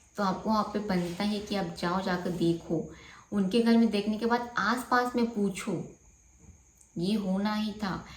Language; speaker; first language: Hindi; non-native, local second language; Bangla